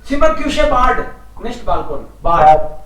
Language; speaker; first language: German; non-native, fluent; Hindi